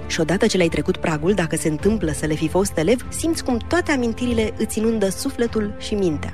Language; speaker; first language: Romanian; native; Romanian